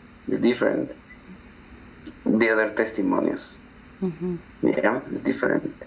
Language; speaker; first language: English; non-native, learner; Spanish